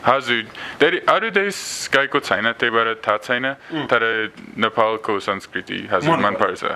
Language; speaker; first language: Nepali; non-native, learner; English